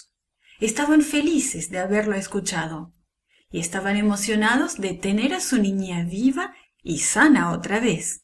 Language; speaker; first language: Spanish; native; Spanish